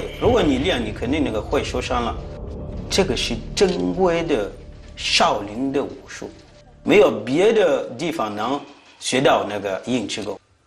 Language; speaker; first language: Chinese; non-native, fluent; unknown